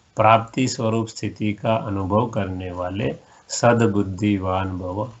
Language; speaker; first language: Hindi; non-native, local second language; Gujarati